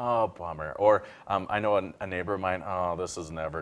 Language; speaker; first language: English; native; English